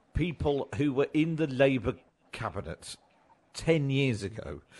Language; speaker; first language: English; native; English